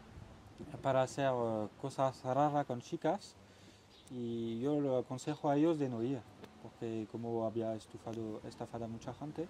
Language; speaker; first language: Spanish; non-native, learner; French